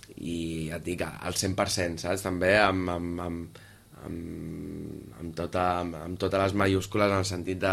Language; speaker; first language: Catalan; native; Catalan